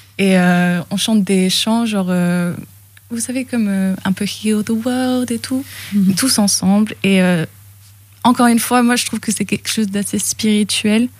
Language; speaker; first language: French; early bilingual, other home language; English